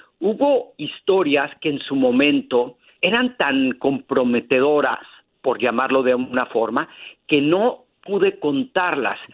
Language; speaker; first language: Spanish; native; Spanish